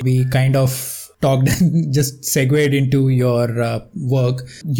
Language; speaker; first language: English; non-native, local second language; Kannada